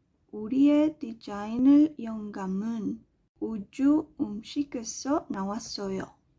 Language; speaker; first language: Korean; non-native, learner; Spanish